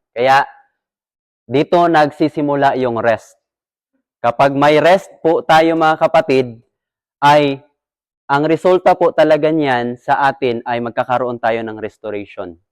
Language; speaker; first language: Filipino; native; Filipino